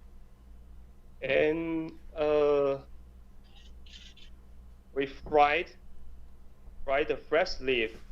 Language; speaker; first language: English; non-native, learner; Chinese